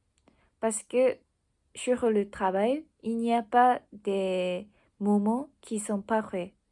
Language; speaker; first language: French; non-native, learner; Japanese